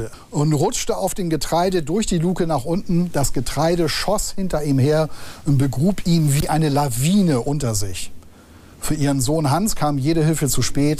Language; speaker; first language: German; native; German